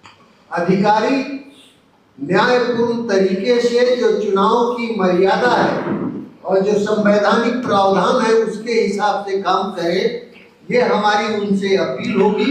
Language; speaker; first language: Hindi; native; Hindi